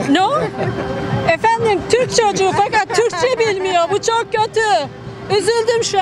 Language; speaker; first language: Turkish; native; Turkish